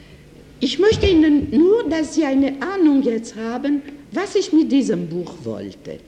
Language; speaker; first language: German; non-native, fluent; French